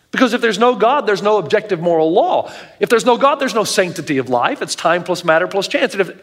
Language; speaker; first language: English; native; English